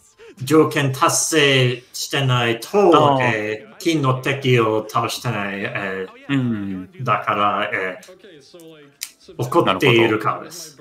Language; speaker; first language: Japanese; non-native, learner; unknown